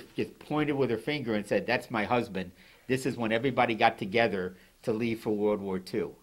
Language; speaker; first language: English; native; English